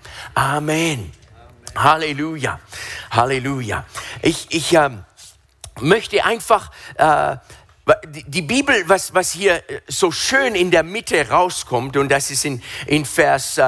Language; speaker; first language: German; non-native, fluent; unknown